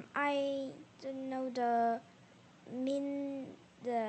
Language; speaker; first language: English; non-native, learner; Korean